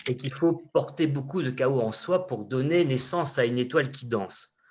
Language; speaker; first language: French; native; French